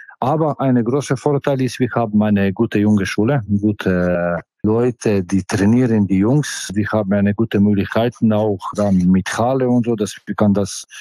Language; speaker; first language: German; non-native, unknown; Slovenian